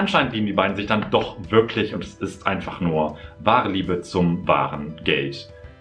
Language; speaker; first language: German; native; German